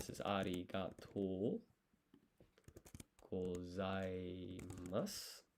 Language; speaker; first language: Japanese; non-native, learner; English